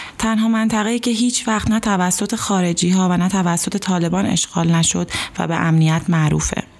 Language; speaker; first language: Persian; native; Persian